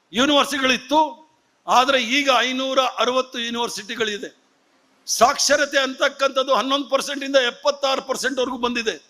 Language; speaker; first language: Kannada; non-native, local second language; Tamil